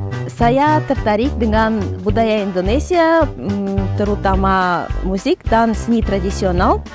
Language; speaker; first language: Indonesian; non-native, fluent; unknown